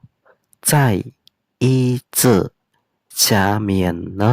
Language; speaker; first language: Chinese; non-native, fluent; Khmer